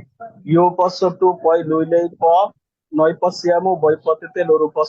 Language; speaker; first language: Italian; non-native, learner; Bangla